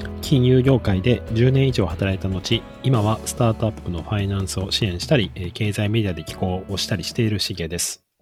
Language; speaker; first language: Japanese; native; Japanese